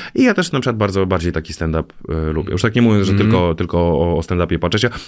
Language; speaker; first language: Polish; native; Polish